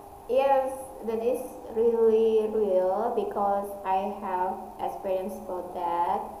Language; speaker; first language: English; non-native, learner; Indonesian